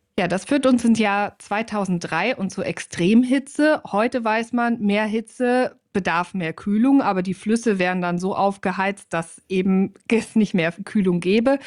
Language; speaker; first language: German; native; German